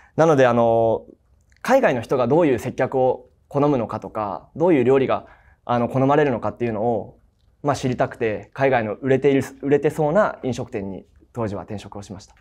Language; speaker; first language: Japanese; native; Japanese